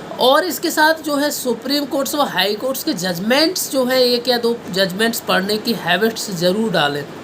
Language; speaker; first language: Hindi; native; Hindi